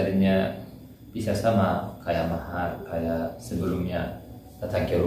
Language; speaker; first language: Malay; non-native, learner; Turkish